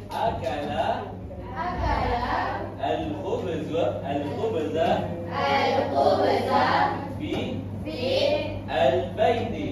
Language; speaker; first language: Arabic; non-native, learner; Malay